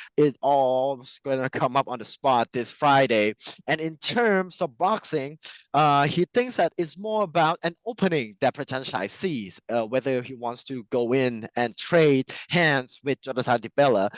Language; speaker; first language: English; non-native, fluent; Thai